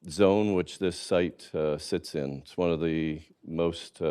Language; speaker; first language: English; native; English